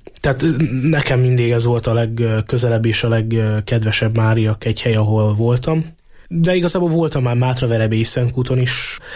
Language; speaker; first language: Hungarian; native; Hungarian